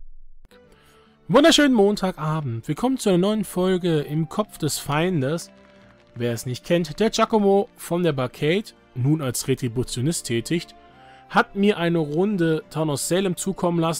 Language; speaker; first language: German; native; German